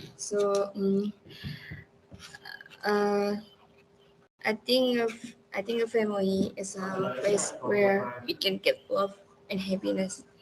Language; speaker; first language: English; non-native, learner; Indonesian